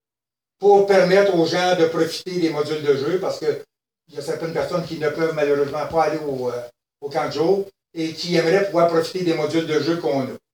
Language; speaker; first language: French; native; French